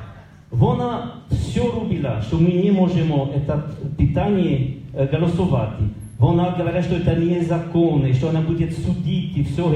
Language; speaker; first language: Ukrainian; non-native, learner; French